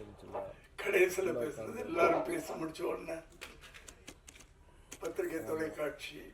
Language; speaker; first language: Tamil; native; Tamil